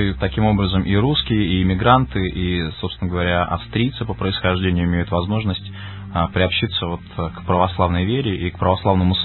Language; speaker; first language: Russian; native; Russian